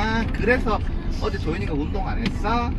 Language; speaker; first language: Korean; native; Korean